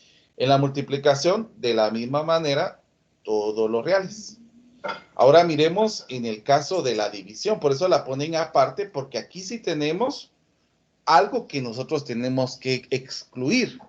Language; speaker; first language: Spanish; native; Spanish